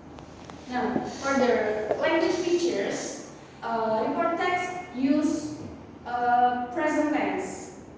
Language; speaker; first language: English; non-native, learner; Indonesian